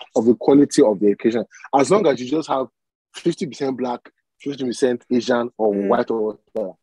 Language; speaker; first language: English; non-native, local second language; Yoruba